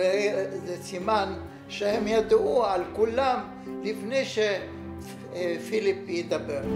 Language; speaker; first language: Hebrew; non-native, fluent; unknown